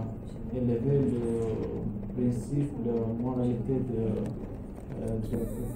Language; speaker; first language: French; non-native, learner; Romanian